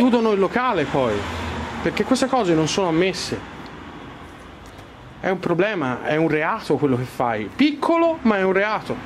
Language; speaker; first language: Italian; native; Italian